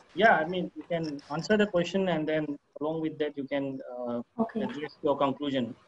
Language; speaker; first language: English; non-native, local second language; Manipuri